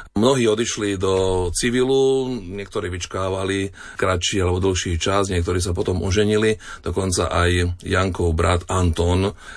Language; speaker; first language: Slovak; native; Slovak